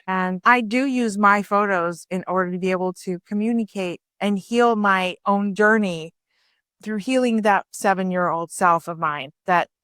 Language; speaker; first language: English; early bilingual, other home language; Persian